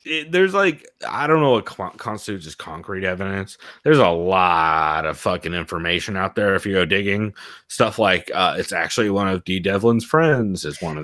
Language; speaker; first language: English; native; English